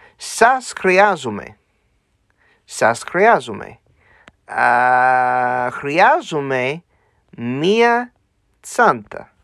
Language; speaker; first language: Greek; non-native, learner; English